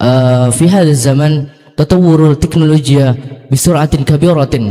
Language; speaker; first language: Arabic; non-native, learner; Indonesian